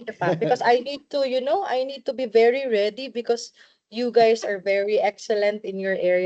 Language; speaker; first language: English; non-native, local second language; Cebuano